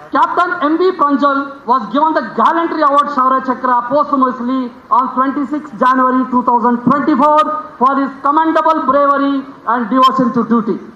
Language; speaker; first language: English; non-native, local second language; Kannada